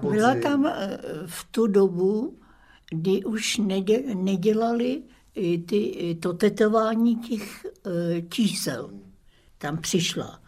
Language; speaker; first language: Czech; early bilingual, other home language; German